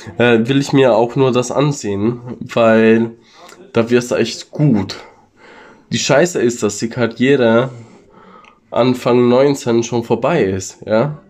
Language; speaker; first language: German; non-native, local second language; Ladin